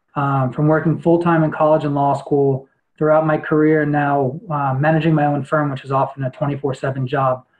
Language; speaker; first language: English; native; English